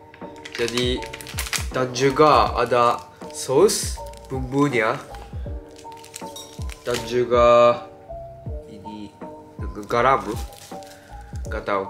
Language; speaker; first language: Indonesian; non-native, learner; Japanese